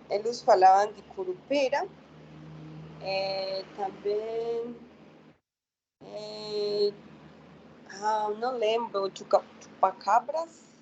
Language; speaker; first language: Portuguese; non-native, learner; Spanish